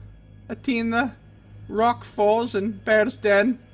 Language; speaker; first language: English; native; English